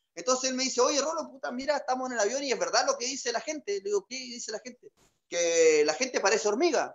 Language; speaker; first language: Spanish; native; Spanish